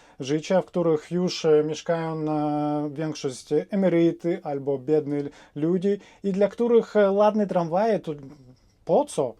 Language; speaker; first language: Polish; non-native, fluent; Russian